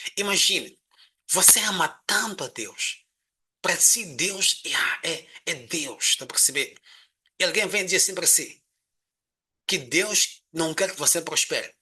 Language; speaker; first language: Portuguese; non-native, local second language; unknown